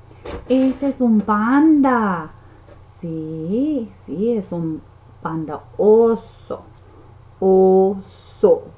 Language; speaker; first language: Spanish; non-native, learner; English